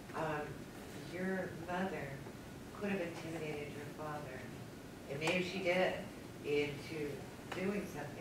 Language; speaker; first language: English; native; English